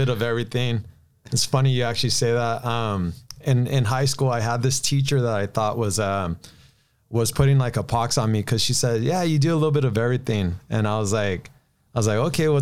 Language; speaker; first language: English; native; English